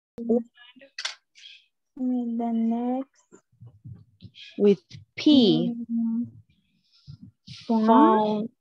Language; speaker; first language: English; non-native, learner; Spanish